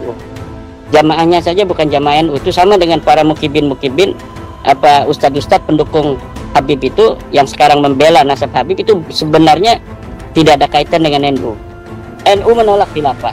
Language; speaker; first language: Indonesian; native; Indonesian